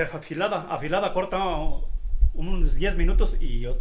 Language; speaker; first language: Spanish; native; Spanish